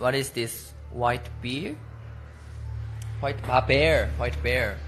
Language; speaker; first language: English; non-native, learner; Korean